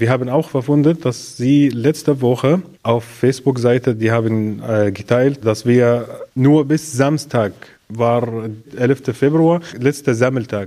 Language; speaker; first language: German; non-native, learner; Arabic